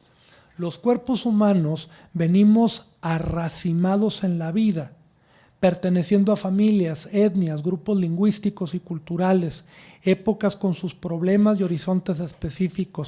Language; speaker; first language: Spanish; native; Spanish